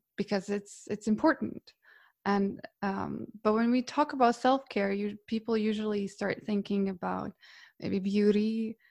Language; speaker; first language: English; non-native, fluent; Croatian